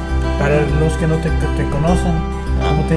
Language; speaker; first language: Spanish; non-native, fluent; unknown